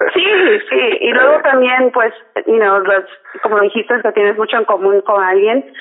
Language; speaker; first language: Spanish; early bilingual, heritage; Spanish